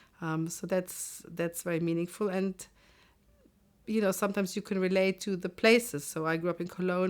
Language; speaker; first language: English; non-native, fluent; German